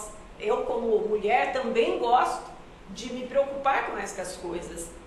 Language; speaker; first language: Portuguese; native; Portuguese